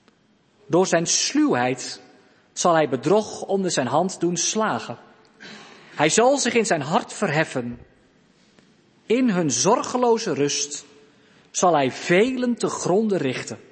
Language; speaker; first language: Dutch; native; Dutch